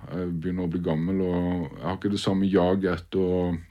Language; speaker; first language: Norwegian; native; Norwegian